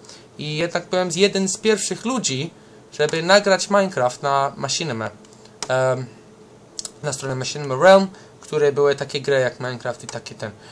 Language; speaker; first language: Polish; early bilingual, heritage; English